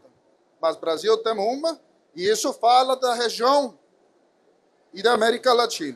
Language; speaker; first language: Portuguese; non-native, fluent; Spanish